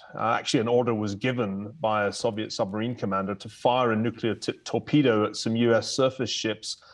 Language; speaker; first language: English; native; English